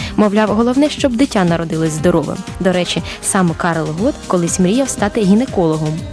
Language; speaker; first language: Ukrainian; native; Ukrainian